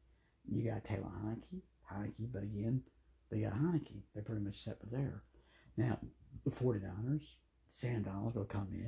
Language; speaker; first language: English; native; English